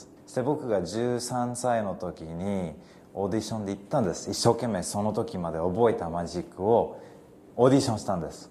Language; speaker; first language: Japanese; early bilingual, heritage; English